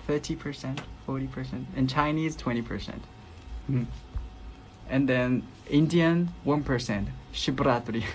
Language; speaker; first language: English; non-native, learner; Japanese